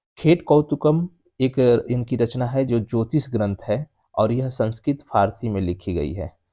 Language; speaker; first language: Hindi; native; Hindi